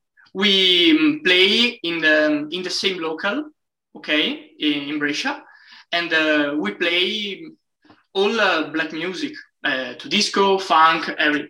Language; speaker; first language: English; non-native, learner; Italian